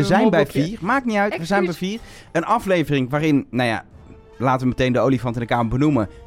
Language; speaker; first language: Dutch; native; Dutch